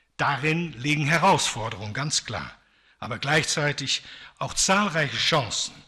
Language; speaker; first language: German; non-native, fluent; Dutch